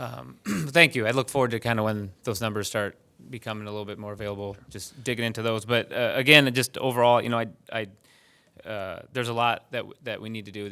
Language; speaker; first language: English; early bilingual, other home language; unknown